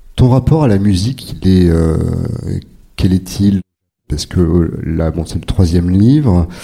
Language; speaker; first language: French; native; French